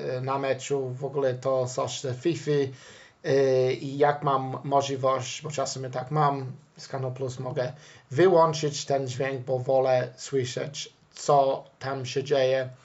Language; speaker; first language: Polish; non-native, fluent; English